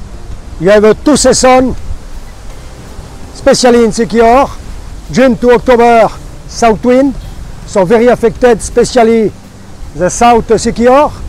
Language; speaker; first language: English; non-native, learner; French